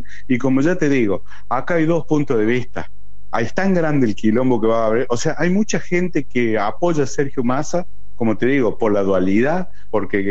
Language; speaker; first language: Spanish; native; Spanish